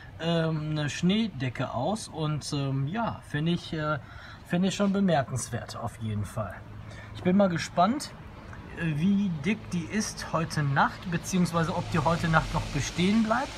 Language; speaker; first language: German; native; German